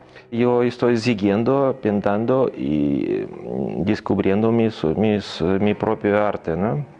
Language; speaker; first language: Spanish; non-native, learner; Russian